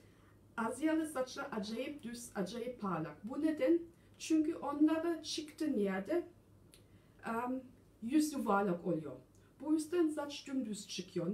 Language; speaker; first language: Turkish; early bilingual, heritage; German